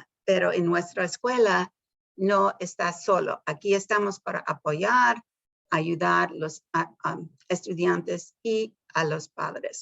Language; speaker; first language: Spanish; early bilingual, heritage; Spanish